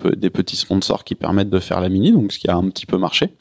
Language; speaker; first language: French; native; French